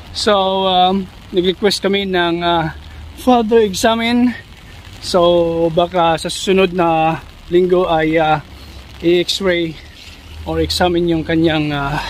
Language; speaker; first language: Filipino; non-native, local second language; Cebuano